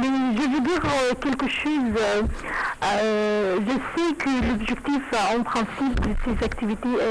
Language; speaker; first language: French; non-native, learner; Arabic